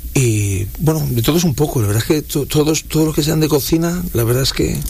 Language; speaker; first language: Spanish; native; Spanish